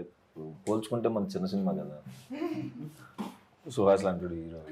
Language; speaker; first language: Telugu; native; Telugu